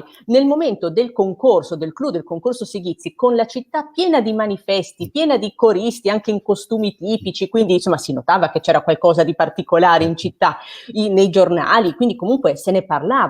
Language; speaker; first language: Italian; native; Italian